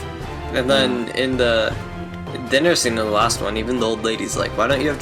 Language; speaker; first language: English; native; English